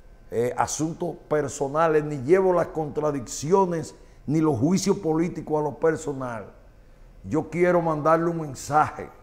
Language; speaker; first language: Spanish; native; Spanish